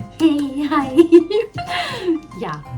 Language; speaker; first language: Japanese; non-native, learner; German